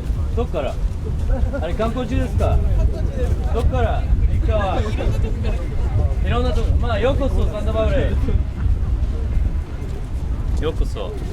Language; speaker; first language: Japanese; non-native, fluent; English